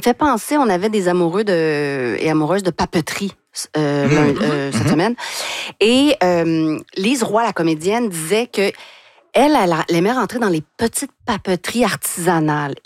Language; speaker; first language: French; native; French